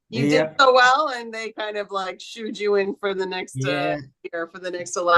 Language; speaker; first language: English; native; English